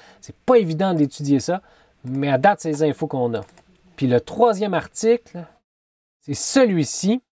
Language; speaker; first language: French; native; French